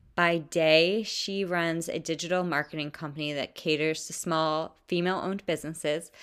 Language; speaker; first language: English; native; English